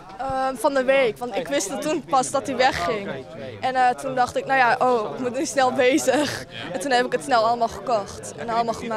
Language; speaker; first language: Dutch; native; Dutch